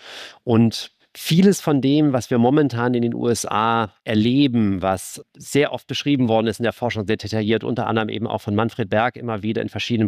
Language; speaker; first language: German; native; German